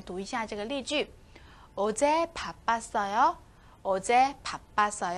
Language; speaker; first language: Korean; non-native, fluent; Chinese